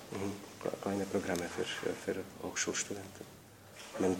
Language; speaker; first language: German; non-native, fluent; Czech